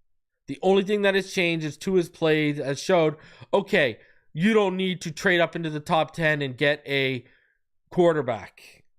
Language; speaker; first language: English; native; English